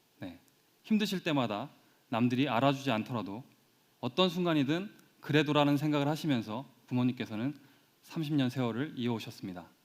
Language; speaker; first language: Korean; native; Korean